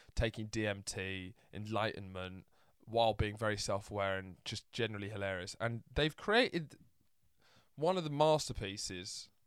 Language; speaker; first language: English; early bilingual, other home language; Italian